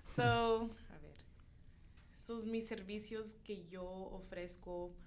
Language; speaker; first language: Spanish; early bilingual, other home language; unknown